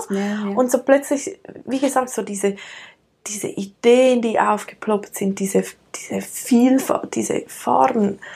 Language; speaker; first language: German; native; German